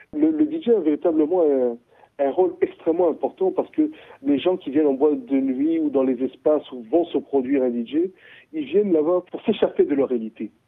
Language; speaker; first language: French; non-native, local second language; Sango